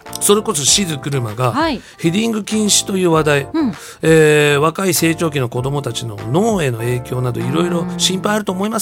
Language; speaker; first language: Japanese; native; Japanese